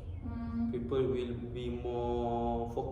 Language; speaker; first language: English; non-native, learner; Malay